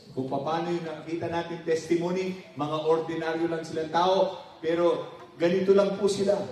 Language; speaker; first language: Filipino; non-native, local second language; Pampanga